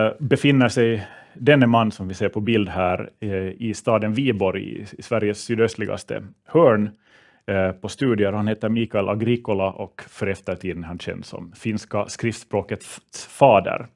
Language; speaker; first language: Swedish; native; Swedish